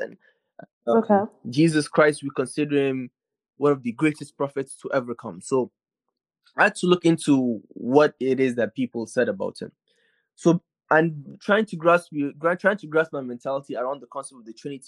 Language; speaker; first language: English; non-native, local second language; Hausa